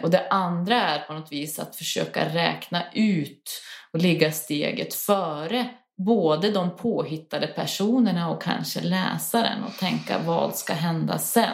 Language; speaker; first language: Swedish; native; Swedish